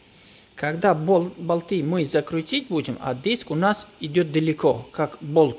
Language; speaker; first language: Russian; non-native, learner; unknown